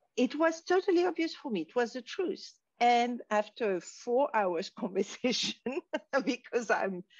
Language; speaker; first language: English; non-native, fluent; French